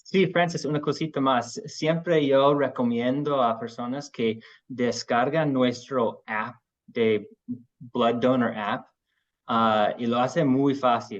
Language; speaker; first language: Spanish; non-native, fluent; English